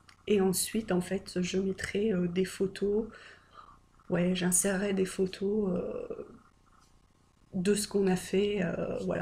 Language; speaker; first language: French; native; French